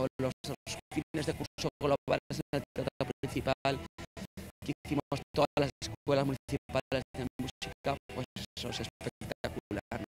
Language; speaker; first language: Spanish; native; Spanish